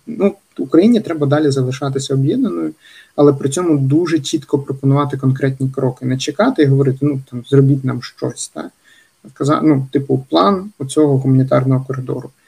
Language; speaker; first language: Ukrainian; native; Ukrainian